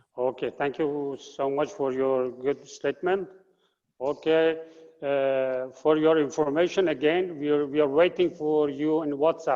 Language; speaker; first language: English; non-native, fluent; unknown